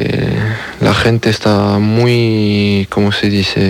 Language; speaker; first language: Spanish; non-native, learner; French